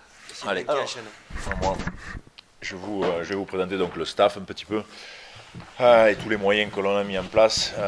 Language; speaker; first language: French; native; French